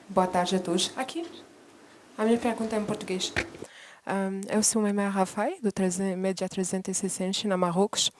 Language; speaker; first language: Portuguese; non-native, learner; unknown